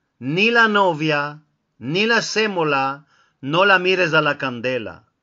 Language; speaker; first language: Spanish; early bilingual, heritage; Ladino